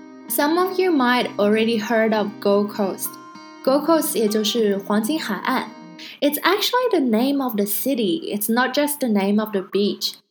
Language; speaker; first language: English; non-native, fluent; Chinese